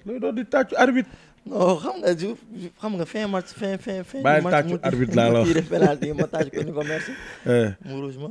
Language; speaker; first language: Wolof; native; Wolof